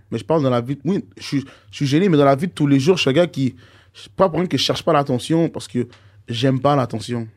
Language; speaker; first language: French; native; French